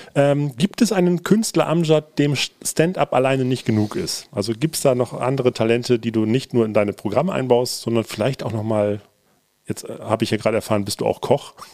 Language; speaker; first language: German; native; German